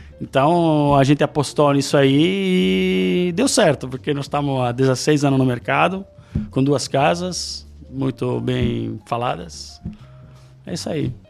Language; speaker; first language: Portuguese; non-native, fluent; Italian